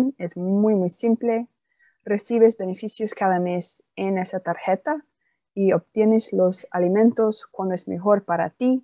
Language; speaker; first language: Spanish; non-native, fluent; English